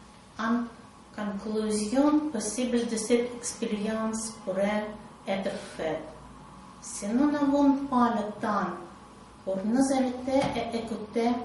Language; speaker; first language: French; non-native, learner; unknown